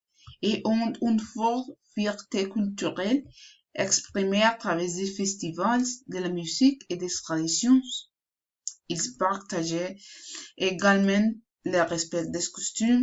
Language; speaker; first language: French; non-native, learner; Spanish